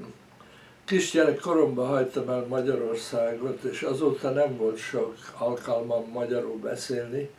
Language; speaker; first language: Hungarian; early bilingual, heritage; Hungarian